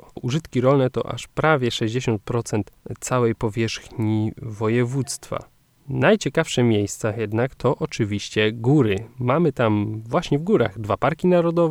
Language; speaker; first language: Polish; native; Polish